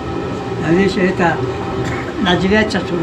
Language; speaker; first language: Russian; non-native, learner; Tajik